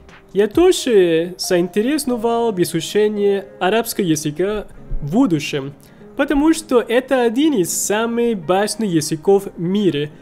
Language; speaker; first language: Russian; non-native, learner; Spanish